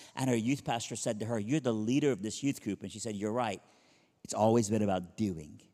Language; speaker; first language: English; early bilingual, other home language; Persian